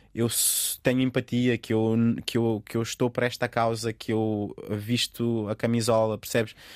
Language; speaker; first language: Portuguese; non-native, local second language; Kabuverdianu